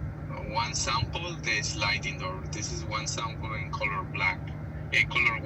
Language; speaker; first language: English; non-native, learner; Spanish